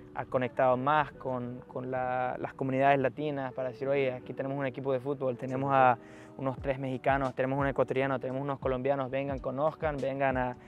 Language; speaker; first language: Spanish; early bilingual, heritage; Spanish